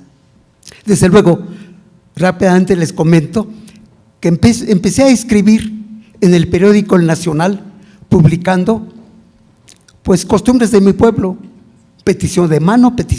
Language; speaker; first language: Spanish; non-native, local second language; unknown